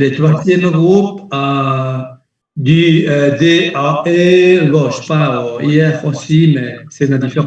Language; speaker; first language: French; non-native, learner; Spanish